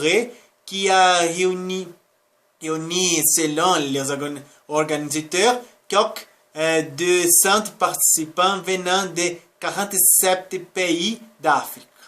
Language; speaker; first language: French; non-native, learner; Spanish